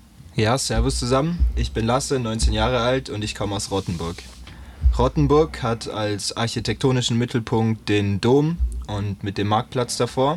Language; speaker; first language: German; native; German